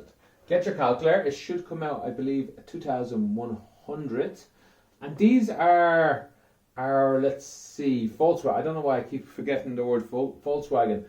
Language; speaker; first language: English; native; English